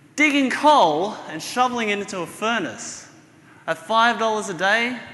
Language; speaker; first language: English; native; English